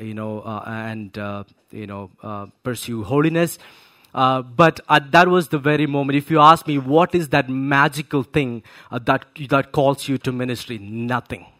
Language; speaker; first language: English; non-native, local second language; Malayalam